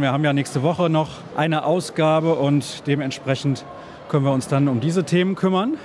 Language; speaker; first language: German; native; German